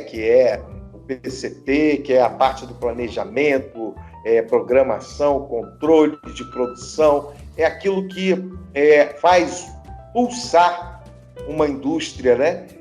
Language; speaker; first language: Portuguese; native; Portuguese